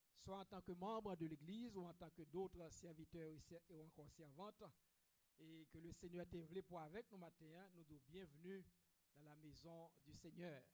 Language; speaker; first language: French; native; French